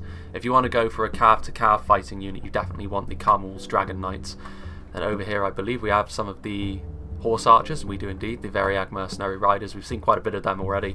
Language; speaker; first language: English; native; English